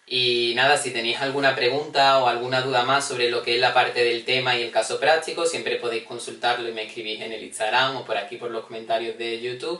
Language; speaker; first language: Spanish; native; Spanish